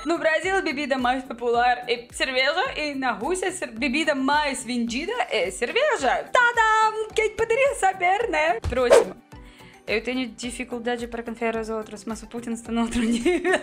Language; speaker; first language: Portuguese; non-native, learner; Russian